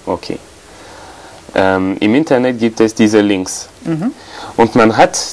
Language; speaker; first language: German; non-native, fluent; French